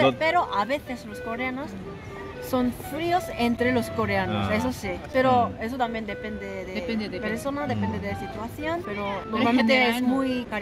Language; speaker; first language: Spanish; non-native, fluent; Korean